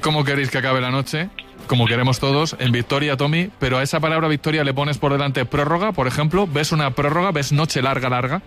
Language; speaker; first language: Spanish; native; Spanish